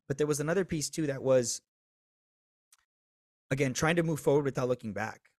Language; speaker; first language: English; early bilingual, other home language; Spanish